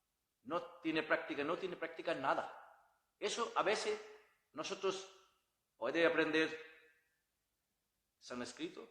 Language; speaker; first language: Spanish; non-native, learner; Bangla